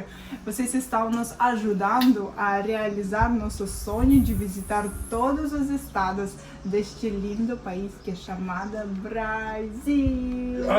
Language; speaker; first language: Portuguese; non-native, fluent; Russian